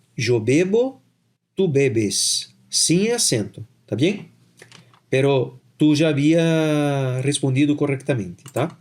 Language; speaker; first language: Spanish; non-native, fluent; Portuguese